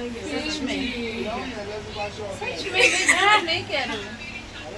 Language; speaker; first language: Hindi; non-native, local second language; Assamese